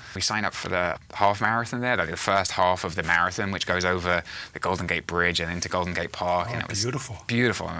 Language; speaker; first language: English; native; English